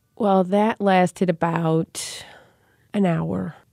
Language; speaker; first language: English; native; English